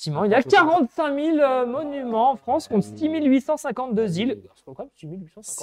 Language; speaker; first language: French; native; French